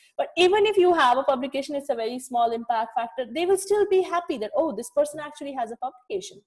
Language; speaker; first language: English; non-native, local second language; Kashmiri